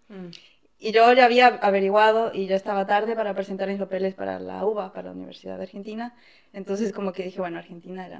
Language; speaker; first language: Spanish; native; Spanish